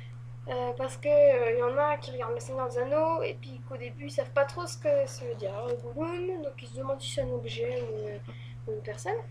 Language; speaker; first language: French; native; French